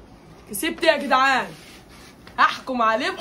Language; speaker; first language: Arabic; native; Arabic